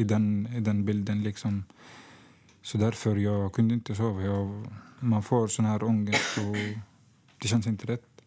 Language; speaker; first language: Swedish; non-native, fluent; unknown